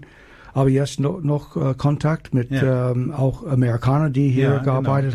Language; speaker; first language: German; non-native, learner; English